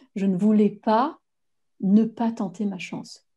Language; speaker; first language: French; native; French